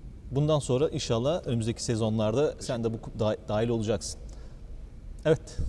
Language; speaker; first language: Turkish; native; Turkish